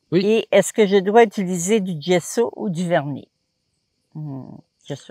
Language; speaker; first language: French; native; French